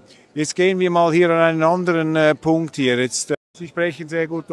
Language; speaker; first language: German; native; German